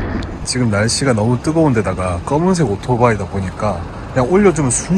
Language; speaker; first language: Korean; native; Korean